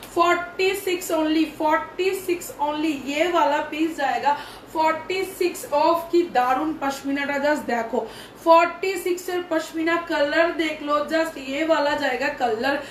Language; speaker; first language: Hindi; non-native, local second language; Bangla